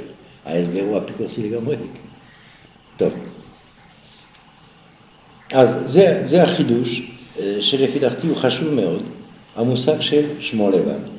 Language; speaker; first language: Hebrew; non-native, fluent; French